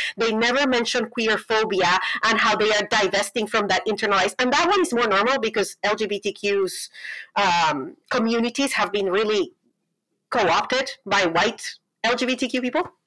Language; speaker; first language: English; non-native, fluent; Spanish